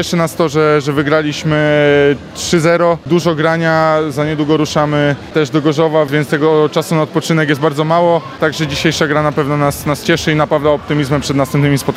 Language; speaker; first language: Polish; native; Polish